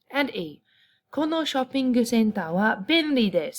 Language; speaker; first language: Japanese; non-native, fluent; English